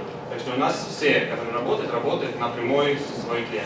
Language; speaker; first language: Russian; non-native, learner; Swedish